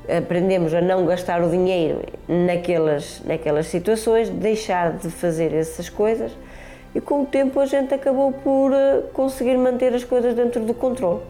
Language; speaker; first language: Portuguese; early bilingual, other home language; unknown